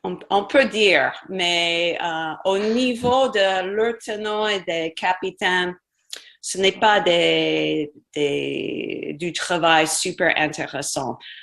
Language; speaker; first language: French; non-native, fluent; English